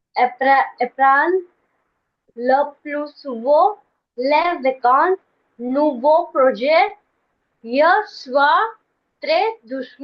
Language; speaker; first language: French; non-native, learner; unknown